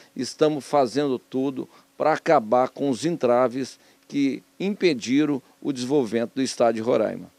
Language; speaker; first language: Portuguese; native; Portuguese